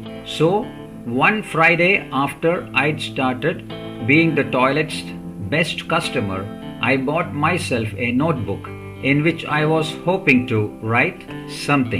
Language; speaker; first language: Malayalam; native; Malayalam